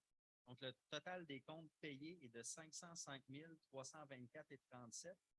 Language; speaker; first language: French; native; French